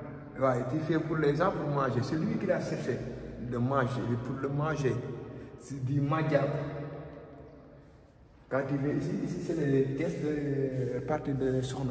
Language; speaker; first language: French; non-native, local second language; Wolof